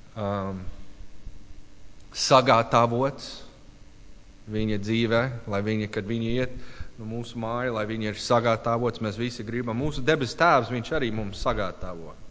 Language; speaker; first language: Latvian; non-native, learner; English